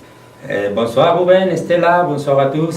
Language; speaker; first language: French; non-native, learner; Spanish